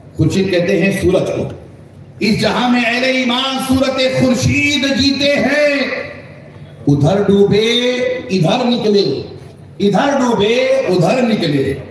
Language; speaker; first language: Urdu; native; Urdu